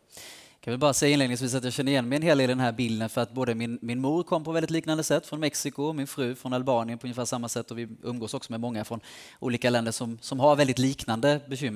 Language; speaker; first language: Swedish; native; Swedish